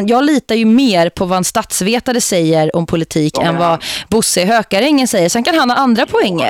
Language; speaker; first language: Swedish; native; Swedish